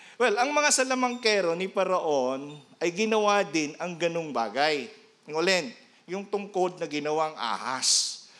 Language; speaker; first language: Filipino; non-native, local second language; Bikol